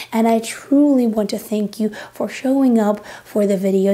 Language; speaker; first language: English; non-native, fluent; Russian